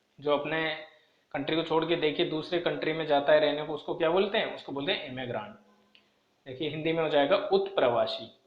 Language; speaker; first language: Hindi; native; Hindi